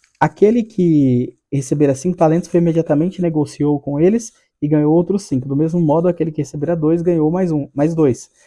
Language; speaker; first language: Portuguese; native; Portuguese